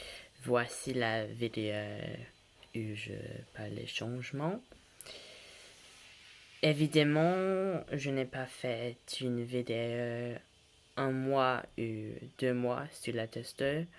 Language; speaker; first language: French; non-native, learner; English